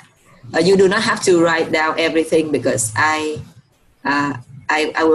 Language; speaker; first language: English; non-native, fluent; Vietnamese